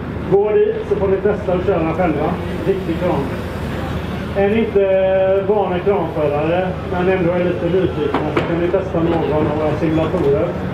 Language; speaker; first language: Swedish; native; Swedish